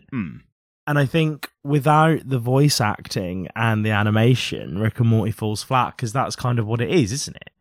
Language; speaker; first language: English; native; English